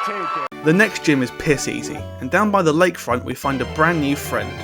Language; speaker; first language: English; native; English